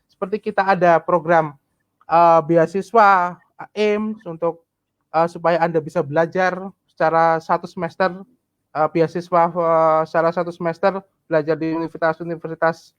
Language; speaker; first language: Indonesian; native; Indonesian